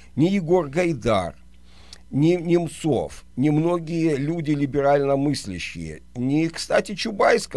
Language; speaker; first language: Russian; native; Russian